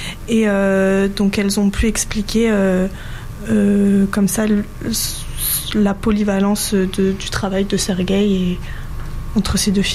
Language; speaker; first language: French; native; French